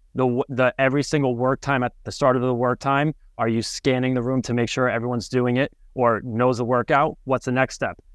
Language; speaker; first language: English; native; English